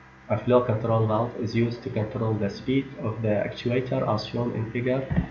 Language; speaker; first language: English; non-native, fluent; Arabic